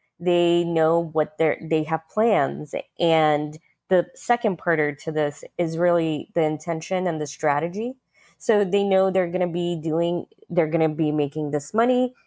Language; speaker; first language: English; early bilingual, other home language; Russian